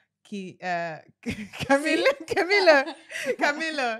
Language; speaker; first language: Spanish; non-native, learner; English